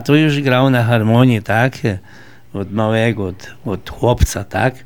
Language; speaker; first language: Polish; early bilingual, heritage; Polish